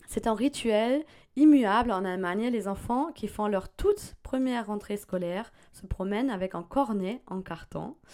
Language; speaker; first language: French; non-native, fluent; German